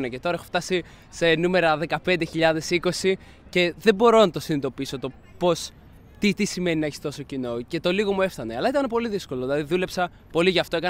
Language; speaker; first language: Greek; native; Greek